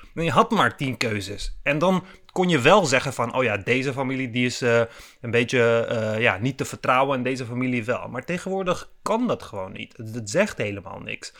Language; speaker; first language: Dutch; early bilingual, other home language; Turkish